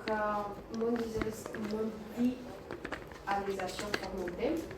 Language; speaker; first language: French; non-native, learner; Bulgarian